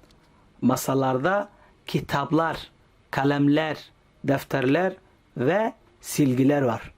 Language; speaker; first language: Turkish; non-native, fluent; Somali